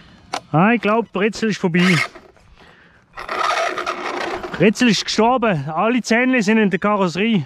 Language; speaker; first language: German; non-native, fluent; French